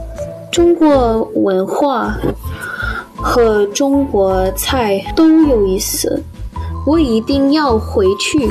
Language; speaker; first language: Chinese; non-native, learner; English